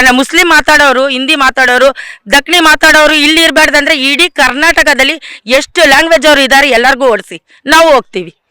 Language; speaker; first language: Kannada; non-native, local second language; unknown